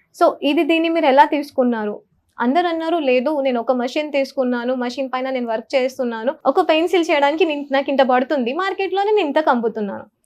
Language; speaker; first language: Telugu; non-native, local second language; Marathi